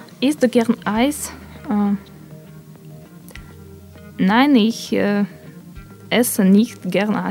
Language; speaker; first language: German; non-native, learner; Russian